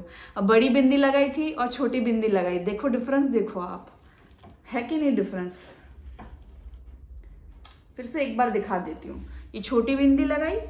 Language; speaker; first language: Hindi; native; Hindi